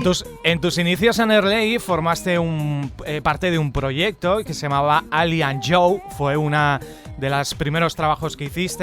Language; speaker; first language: Spanish; native; Spanish